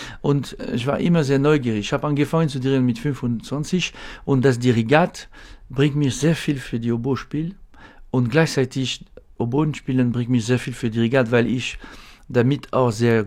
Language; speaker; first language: German; non-native, fluent; French